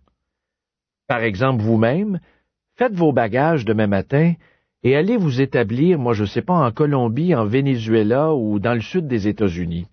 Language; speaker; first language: French; native; French